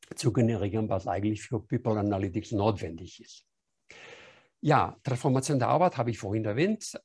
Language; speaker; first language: German; non-native, fluent; Spanish